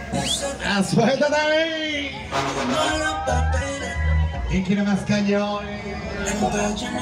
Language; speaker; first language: Spanish; native; Spanish